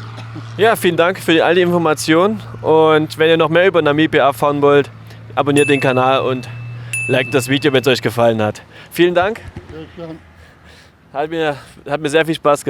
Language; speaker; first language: German; native; German